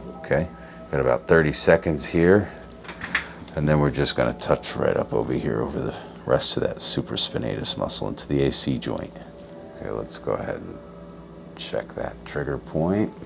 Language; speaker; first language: English; native; English